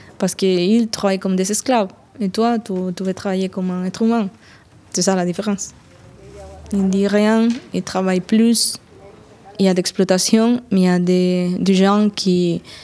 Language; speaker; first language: French; non-native, learner; Spanish